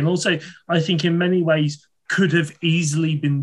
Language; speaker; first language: English; native; English